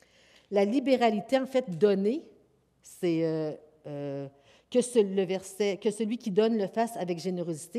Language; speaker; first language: French; native; French